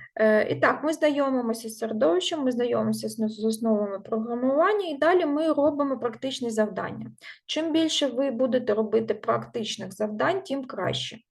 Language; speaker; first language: Ukrainian; non-native, local second language; Russian